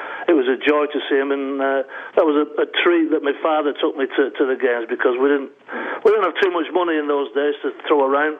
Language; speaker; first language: English; native; English